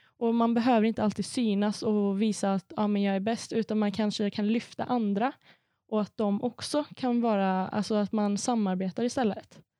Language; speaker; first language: Swedish; native; Swedish